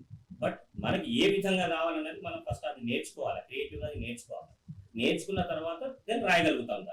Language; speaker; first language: Telugu; native; Telugu